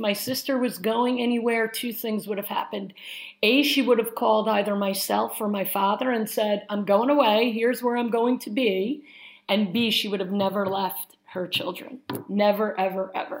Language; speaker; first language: English; native; English